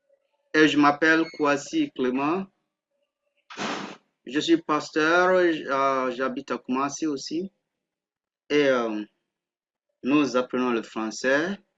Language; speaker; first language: French; non-native, fluent; Akan